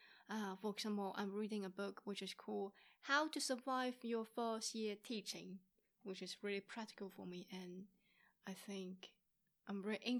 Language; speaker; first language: English; non-native, fluent; Chinese